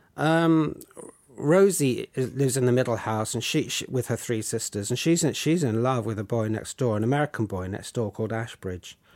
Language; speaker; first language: English; native; English